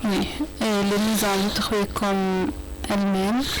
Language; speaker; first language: French; non-native, learner; Arabic